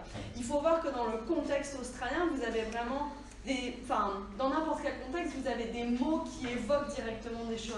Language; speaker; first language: French; native; French